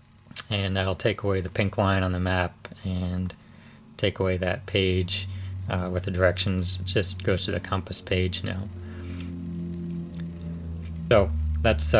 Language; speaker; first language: English; native; English